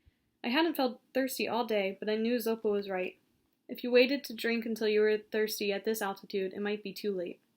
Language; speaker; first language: English; native; English